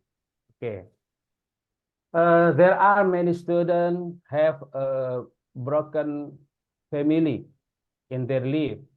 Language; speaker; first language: English; non-native, learner; Indonesian